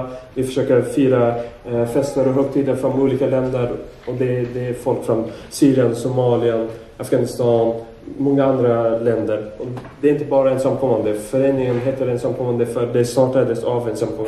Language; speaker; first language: Swedish; non-native, fluent; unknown